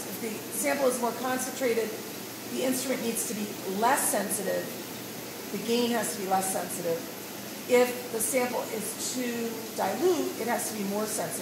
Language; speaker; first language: English; native; English